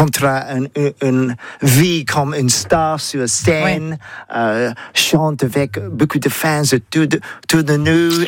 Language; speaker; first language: French; non-native, learner; English